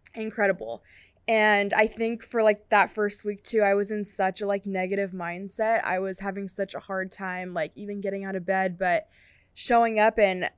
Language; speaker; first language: English; native; English